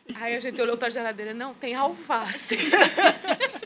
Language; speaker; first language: Portuguese; native; Portuguese